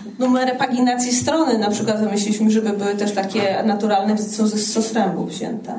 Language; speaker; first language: Polish; native; Polish